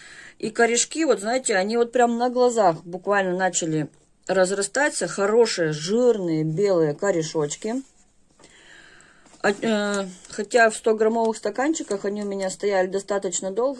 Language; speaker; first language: Russian; native; Russian